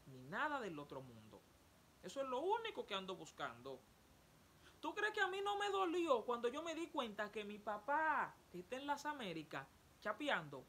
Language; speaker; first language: Spanish; native; Spanish